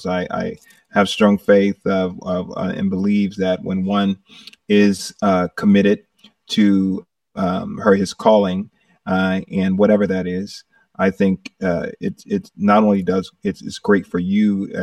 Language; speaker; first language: English; native; English